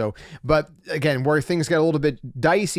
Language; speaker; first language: English; native; English